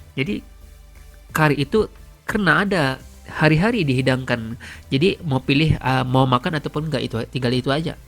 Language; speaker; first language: Malay; native; Malay